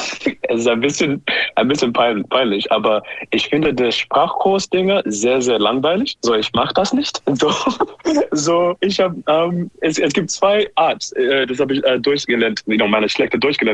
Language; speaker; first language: German; non-native, learner; English